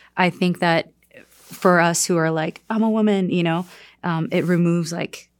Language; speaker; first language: English; non-native, fluent; Korean